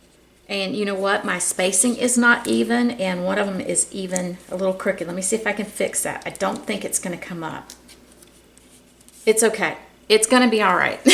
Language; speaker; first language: English; native; English